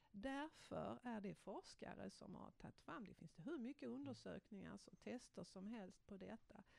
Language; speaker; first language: Swedish; native; Swedish